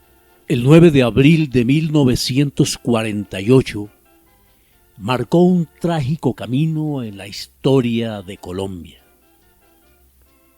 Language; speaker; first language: Spanish; native; Spanish